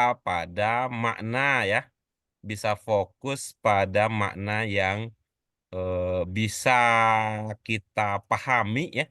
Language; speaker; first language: Indonesian; native; Indonesian